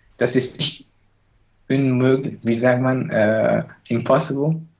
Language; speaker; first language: German; non-native, learner; Chinese